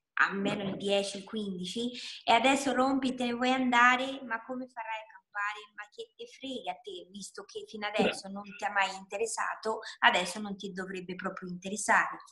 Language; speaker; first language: Italian; non-native, fluent; Romanian